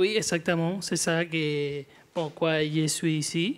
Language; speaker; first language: French; non-native, learner; Spanish